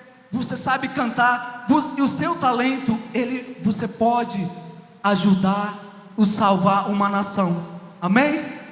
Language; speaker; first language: Portuguese; non-native, local second language; Ticuna